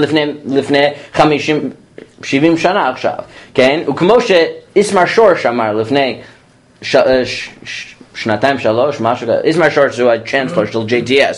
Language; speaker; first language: Hebrew; non-native, fluent; English